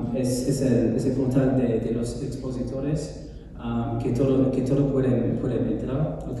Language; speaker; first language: Spanish; non-native, fluent; English